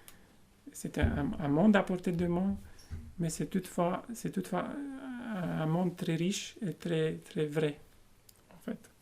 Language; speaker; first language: French; non-native, fluent; Romanian